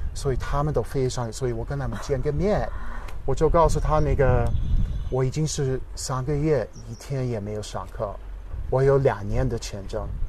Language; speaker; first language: Chinese; non-native, fluent; English